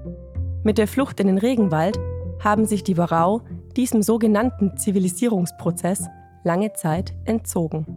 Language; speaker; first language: German; native; German